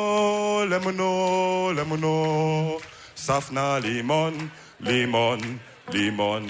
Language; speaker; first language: German; early bilingual, other home language; Wolof